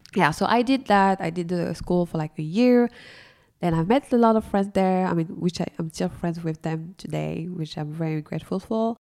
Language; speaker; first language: English; non-native, fluent; French